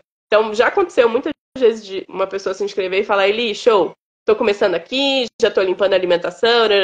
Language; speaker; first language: Portuguese; native; Portuguese